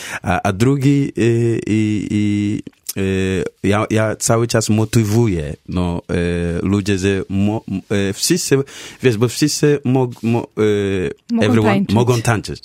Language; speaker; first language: Polish; non-native, learner; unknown